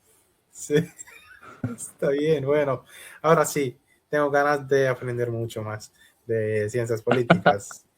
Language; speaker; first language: Spanish; non-native, learner; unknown